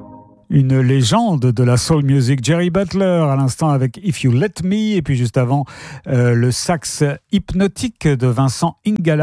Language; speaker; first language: French; native; French